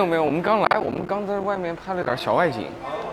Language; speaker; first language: Chinese; native; Chinese